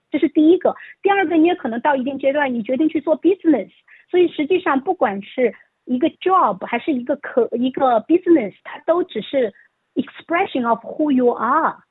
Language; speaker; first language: Chinese; native; Chinese